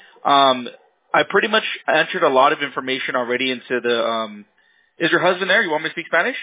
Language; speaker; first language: English; early bilingual, other home language; Spanish